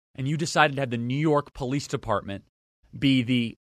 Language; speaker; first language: English; native; English